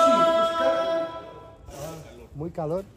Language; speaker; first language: Portuguese; native; Portuguese